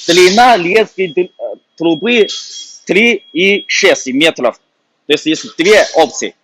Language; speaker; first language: Russian; non-native, fluent; Chinese